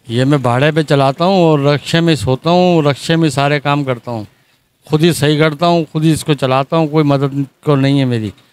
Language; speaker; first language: Urdu; native; Urdu